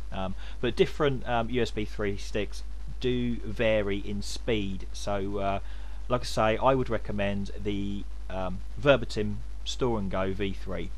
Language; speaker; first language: English; native; English